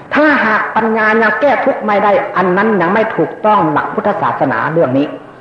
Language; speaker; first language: Thai; native; Thai